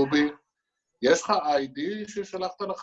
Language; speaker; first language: Hebrew; native; Hebrew